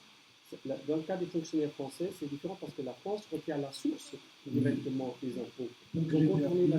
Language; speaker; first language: French; native; French